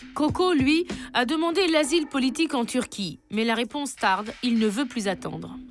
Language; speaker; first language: French; native; French